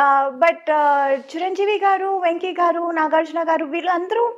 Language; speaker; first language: Telugu; non-native, local second language; Tamil